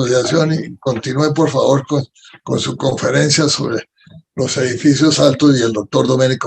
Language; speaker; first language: Spanish; native; Spanish